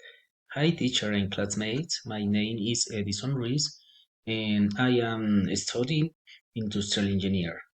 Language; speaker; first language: English; non-native, learner; Spanish